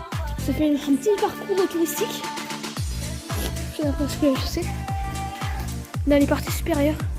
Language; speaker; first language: French; native; French